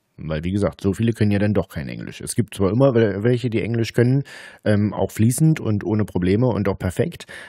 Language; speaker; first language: German; native; German